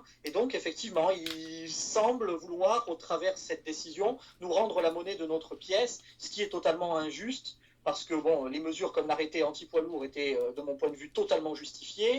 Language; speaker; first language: French; native; French